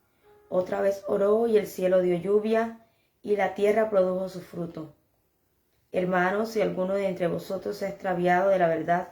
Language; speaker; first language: Spanish; native; Spanish